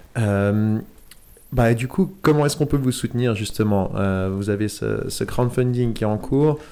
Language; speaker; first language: French; native; French